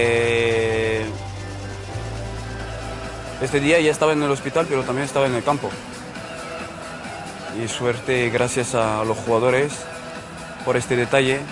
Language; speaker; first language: Spanish; non-native, fluent; French